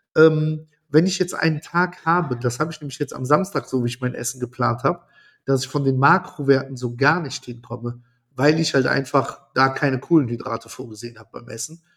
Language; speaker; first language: German; early bilingual, other home language; Italian